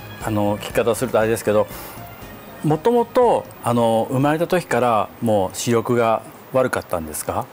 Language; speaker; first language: Japanese; native; Japanese